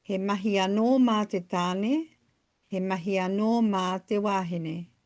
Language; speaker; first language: Māori; non-native, local second language; English